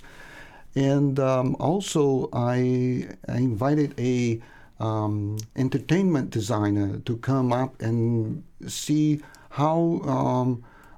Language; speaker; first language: English; non-native, fluent; Portuguese